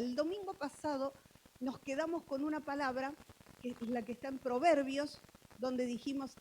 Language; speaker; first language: Spanish; native; Spanish